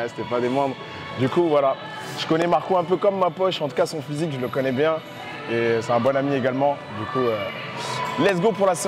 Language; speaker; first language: French; native; French